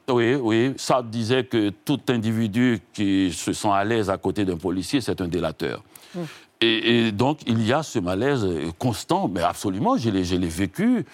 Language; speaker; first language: French; non-native, local second language; Haitian Creole